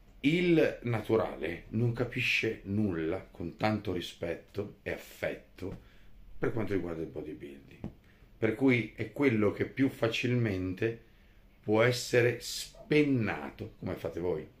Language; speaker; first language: Italian; native; Italian